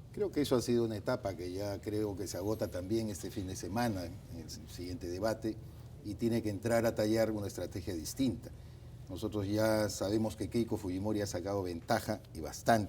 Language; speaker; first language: Spanish; native; Spanish